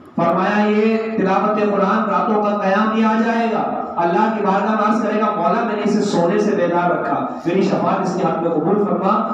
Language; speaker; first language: Urdu; native; Urdu